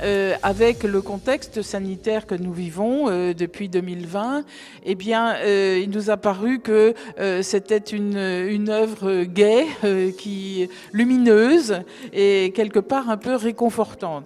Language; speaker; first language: French; native; French